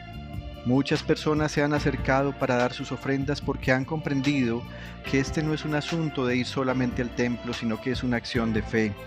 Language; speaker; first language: Spanish; native; Spanish